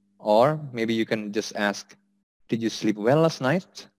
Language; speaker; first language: English; non-native, fluent; Indonesian